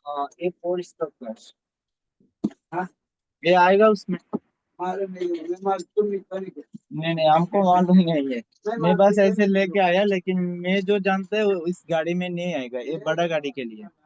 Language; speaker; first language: Hindi; non-native, learner; Bangla